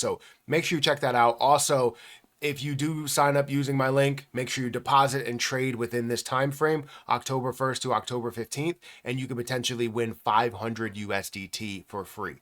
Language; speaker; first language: English; native; English